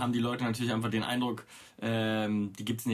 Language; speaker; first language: German; native; German